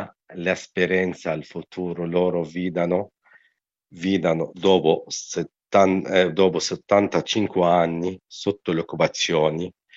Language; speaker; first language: Italian; non-native, learner; Arabic